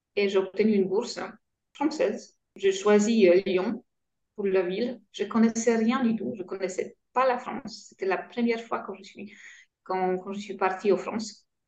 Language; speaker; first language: French; non-native, fluent; Polish